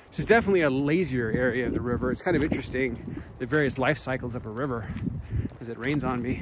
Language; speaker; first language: English; native; English